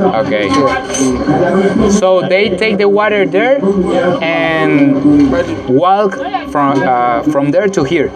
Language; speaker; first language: English; non-native, learner; Spanish